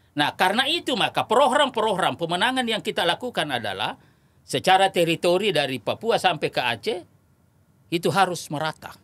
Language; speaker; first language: Indonesian; non-native, local second language; Buginese